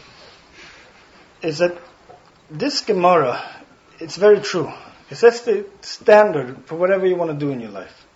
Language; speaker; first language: English; non-native, fluent; Swedish